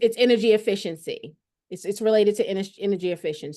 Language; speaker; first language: English; native; English